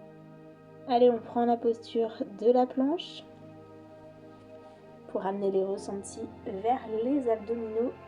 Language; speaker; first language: French; native; French